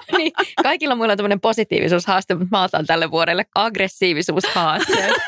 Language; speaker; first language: Finnish; native; Finnish